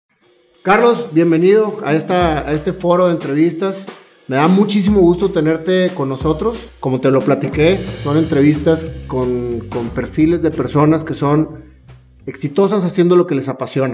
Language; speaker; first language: Spanish; native; Spanish